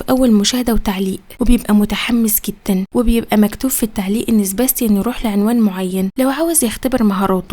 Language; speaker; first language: Arabic; native; Arabic